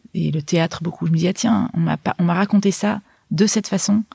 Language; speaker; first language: French; native; French